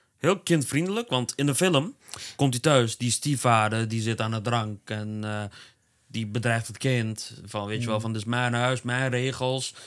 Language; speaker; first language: Dutch; early bilingual, other home language; Turkish